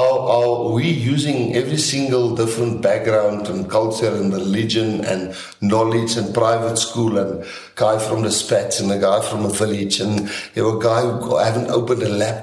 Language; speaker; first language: English; non-native, local second language; Afrikaans